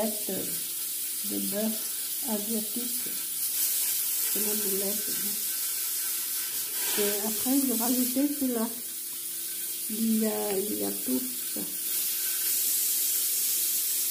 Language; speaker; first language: French; non-native, learner; Hmong